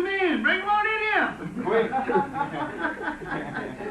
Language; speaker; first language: English; native; English